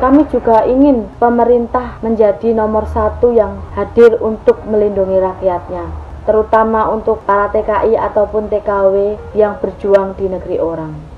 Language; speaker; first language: Indonesian; non-native, local second language; Javanese